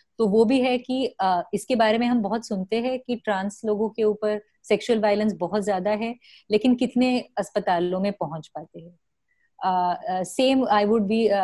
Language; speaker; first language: Hindi; non-native, local second language; Marathi